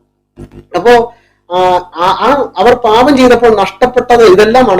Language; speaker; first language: Malayalam; native; Malayalam